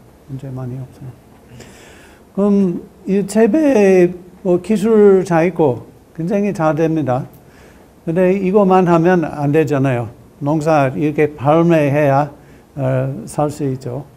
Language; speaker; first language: Korean; non-native, learner; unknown